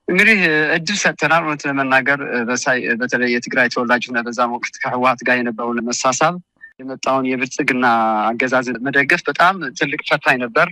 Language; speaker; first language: Amharic; non-native, local second language; Tigrinya